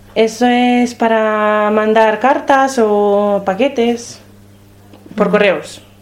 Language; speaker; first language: Spanish; early bilingual, other home language; Romanian